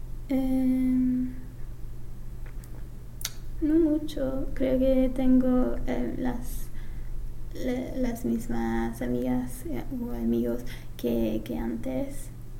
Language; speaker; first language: Spanish; non-native, fluent; English